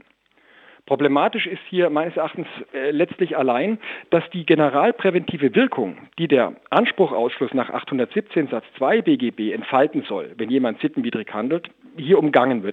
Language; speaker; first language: German; native; German